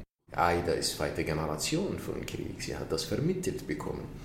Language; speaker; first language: German; non-native, fluent; Arabic